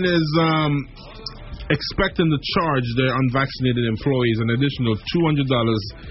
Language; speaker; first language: English; native; English